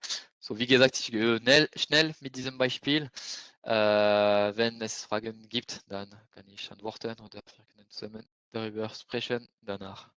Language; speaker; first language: German; non-native, fluent; French